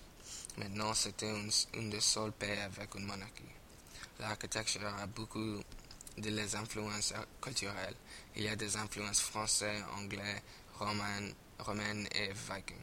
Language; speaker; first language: French; non-native, learner; English